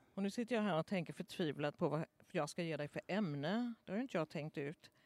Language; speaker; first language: Swedish; native; Swedish